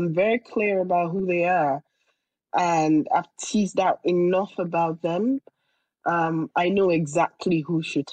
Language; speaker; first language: English; non-native, local second language; Yoruba